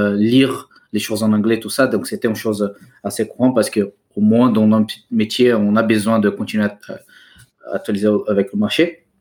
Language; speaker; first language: French; non-native, fluent; Portuguese